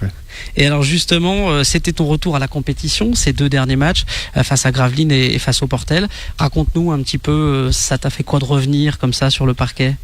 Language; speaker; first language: French; native; French